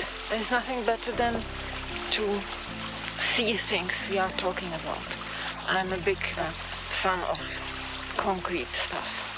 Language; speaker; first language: English; non-native, fluent; Czech